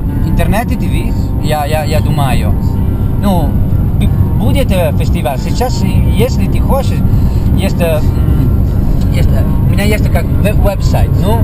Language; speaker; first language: Russian; non-native, learner; Italian